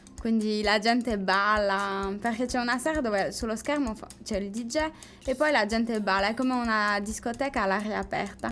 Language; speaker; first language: Italian; non-native, fluent; French